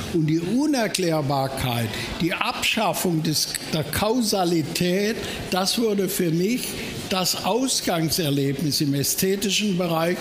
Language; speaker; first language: German; native; German